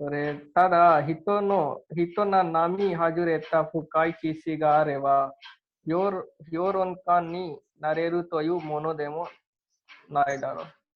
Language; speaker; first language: Japanese; non-native, learner; Hindi